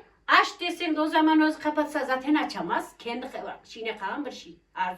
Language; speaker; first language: Turkish; native; Turkish